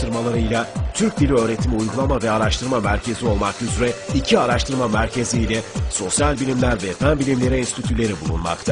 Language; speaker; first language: Turkish; native; Turkish